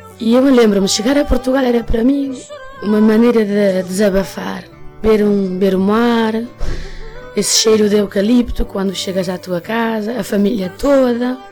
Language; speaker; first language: Portuguese; early bilingual, heritage; Portuguese